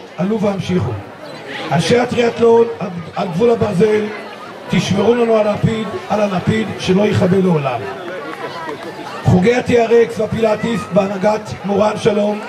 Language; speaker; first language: Hebrew; native; Hebrew